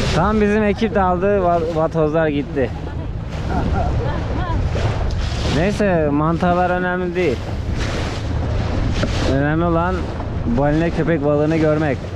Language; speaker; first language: Turkish; native; Turkish